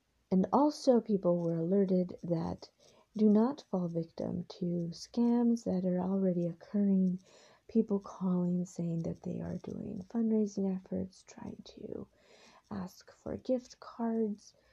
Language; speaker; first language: English; early bilingual, other home language; Spanish